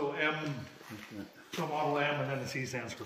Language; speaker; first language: English; native; English